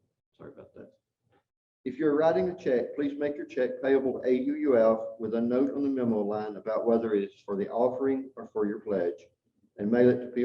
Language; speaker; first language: English; native; English